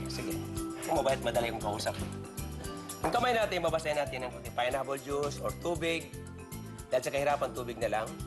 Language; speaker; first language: Filipino; non-native, local second language; Cebuano